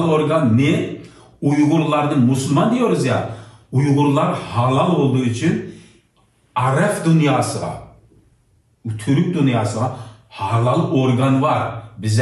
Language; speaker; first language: Turkish; non-native, learner; Uyghur